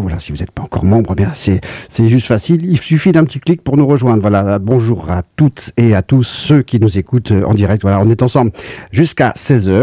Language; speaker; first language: French; native; French